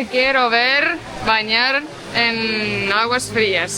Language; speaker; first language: Spanish; non-native, fluent; Portuguese